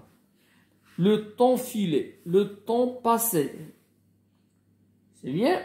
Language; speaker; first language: French; non-native, local second language; Arabic